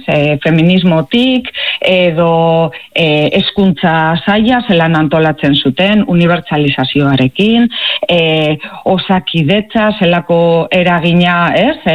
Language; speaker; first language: Basque; native; Basque